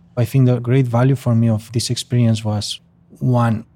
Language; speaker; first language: English; non-native, fluent; Spanish